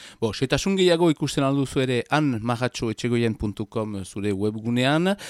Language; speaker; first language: Basque; native; Basque